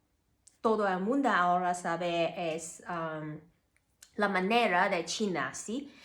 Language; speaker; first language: Spanish; non-native, learner; Cantonese